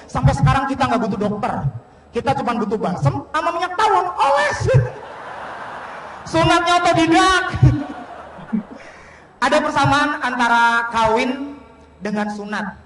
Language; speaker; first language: Indonesian; native; Indonesian